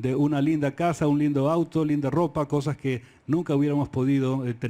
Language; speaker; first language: Spanish; native; Spanish